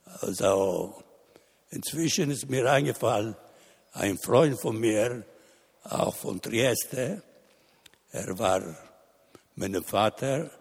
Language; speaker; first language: German; non-native, learner; Italian